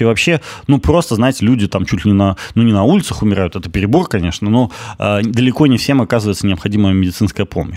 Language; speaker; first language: Russian; native; Russian